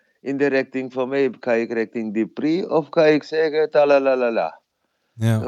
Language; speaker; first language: Dutch; non-native, fluent; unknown